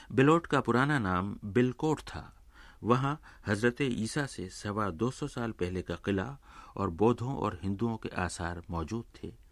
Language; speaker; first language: Urdu; native; Urdu